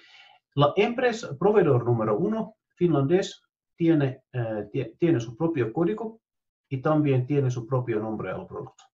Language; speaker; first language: Spanish; non-native, fluent; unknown